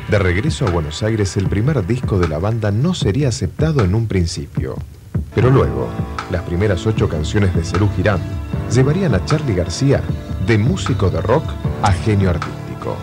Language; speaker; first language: Spanish; native; Spanish